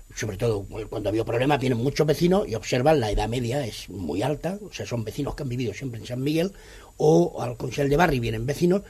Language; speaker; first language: Spanish; non-native, local second language; Catalan